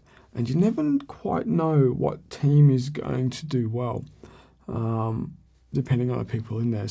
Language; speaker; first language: English; native; English